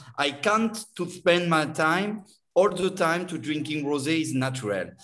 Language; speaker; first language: English; non-native, learner; French